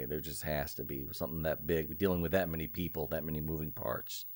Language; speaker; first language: English; native; English